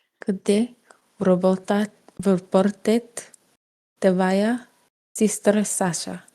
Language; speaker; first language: Russian; non-native, learner; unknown